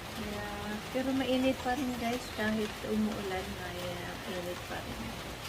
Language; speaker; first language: Filipino; native; Filipino